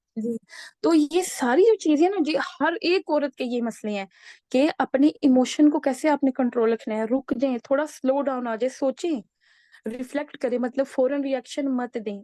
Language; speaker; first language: Urdu; native; Urdu